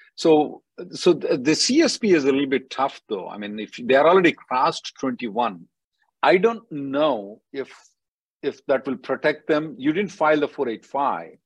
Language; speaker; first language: English; non-native, local second language; Telugu